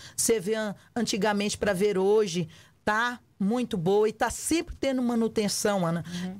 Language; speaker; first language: Portuguese; native; Portuguese